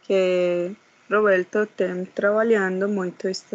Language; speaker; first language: Portuguese; non-native, learner; Spanish